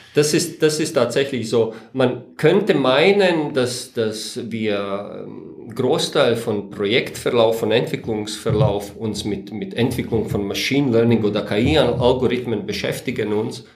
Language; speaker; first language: German; non-native, fluent; Latvian